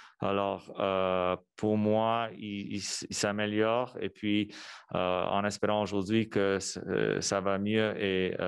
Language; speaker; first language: French; non-native, local second language; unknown